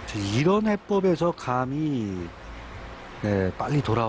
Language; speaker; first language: Korean; native; Korean